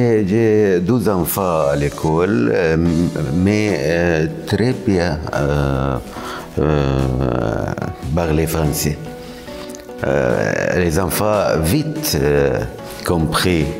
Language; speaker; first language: French; non-native, learner; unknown